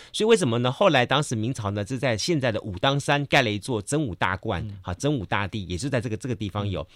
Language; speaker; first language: Chinese; native; Chinese